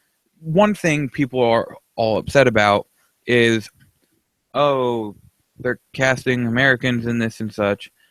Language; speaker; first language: English; native; English